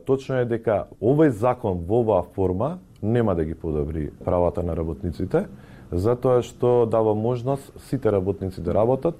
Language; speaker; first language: Macedonian; native; Macedonian